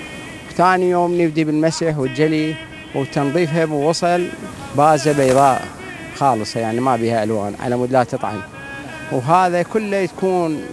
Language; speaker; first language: Arabic; native; Arabic